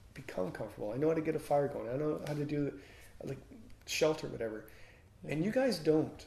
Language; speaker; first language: English; native; English